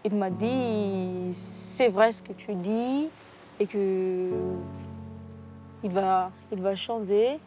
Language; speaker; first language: French; non-native, local second language; Malagasy